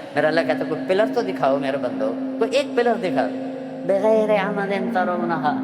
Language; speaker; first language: Urdu; non-native, local second language; Punjabi